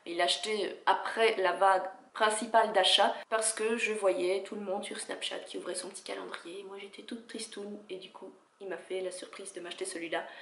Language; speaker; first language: French; native; French